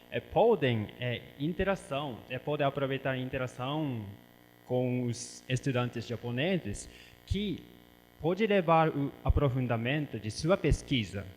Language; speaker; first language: Portuguese; non-native, fluent; Japanese